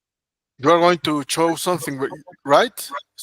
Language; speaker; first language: English; non-native, learner; Spanish